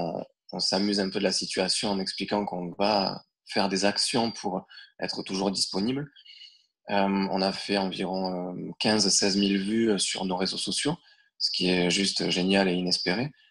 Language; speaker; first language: French; native; French